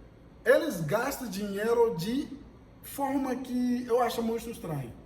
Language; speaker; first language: Portuguese; non-native, fluent; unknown